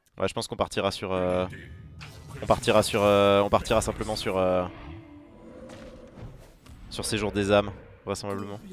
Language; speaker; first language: French; native; French